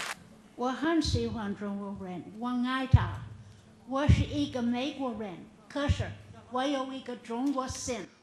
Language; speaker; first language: Chinese; non-native, local second language; English